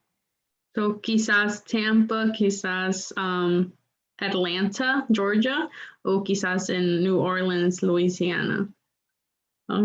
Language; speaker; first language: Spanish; non-native, local second language; English